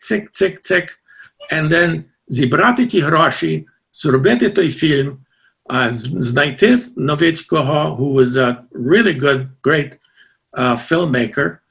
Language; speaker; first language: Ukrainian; early bilingual, heritage; Ukrainian